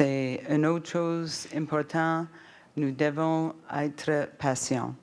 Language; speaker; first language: French; non-native, learner; English